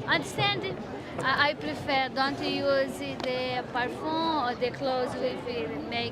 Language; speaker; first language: English; non-native, learner; Portuguese